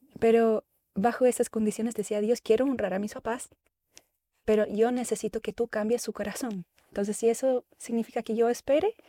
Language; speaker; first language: Spanish; non-native, fluent; English